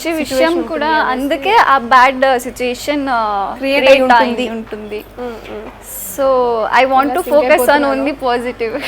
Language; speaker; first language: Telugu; non-native, learner; Kannada